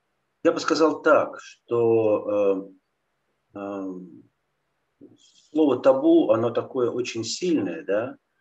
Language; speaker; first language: Russian; native; Russian